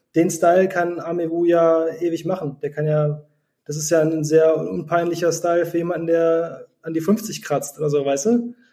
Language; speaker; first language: German; native; German